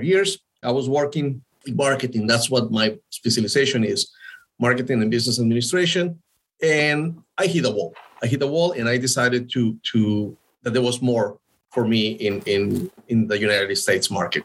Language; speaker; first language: English; non-native, fluent; Spanish